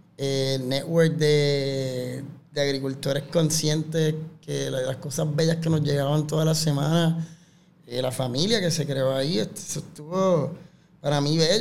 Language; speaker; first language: Spanish; native; Spanish